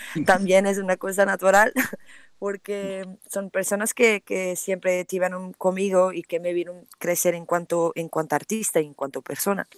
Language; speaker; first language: Spanish; non-native, learner; Portuguese